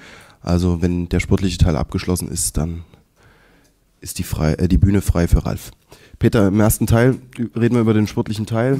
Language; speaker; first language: German; native; German